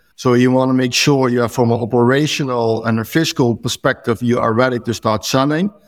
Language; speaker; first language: English; non-native, fluent; Dutch